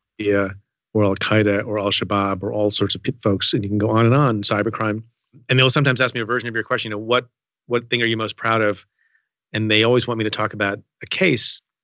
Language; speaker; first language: English; early bilingual, other home language; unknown